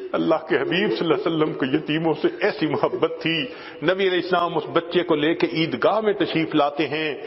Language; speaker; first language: Urdu; non-native, local second language; Punjabi